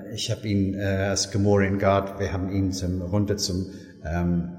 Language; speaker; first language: German; non-native, learner; English